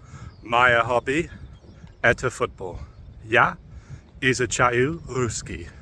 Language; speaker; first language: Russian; non-native, learner; English